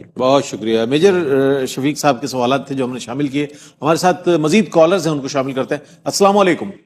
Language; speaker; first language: Urdu; native; Urdu